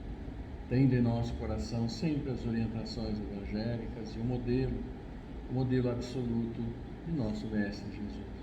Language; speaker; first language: Portuguese; native; Portuguese